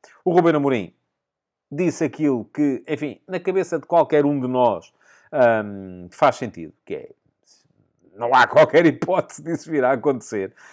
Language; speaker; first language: Portuguese; native; Portuguese